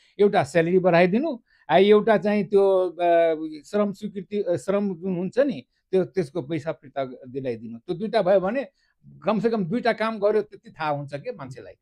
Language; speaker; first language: Nepali; non-native, local second language; Maithili